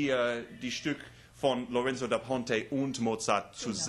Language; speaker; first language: German; non-native, learner; English